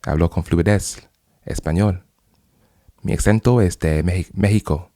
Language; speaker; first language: Spanish; non-native, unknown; English